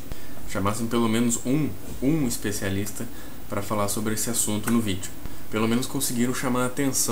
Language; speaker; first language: Portuguese; native; Portuguese